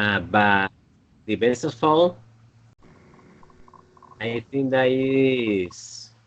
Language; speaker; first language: English; non-native, learner; Spanish